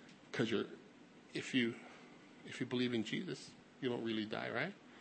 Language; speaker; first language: English; native; English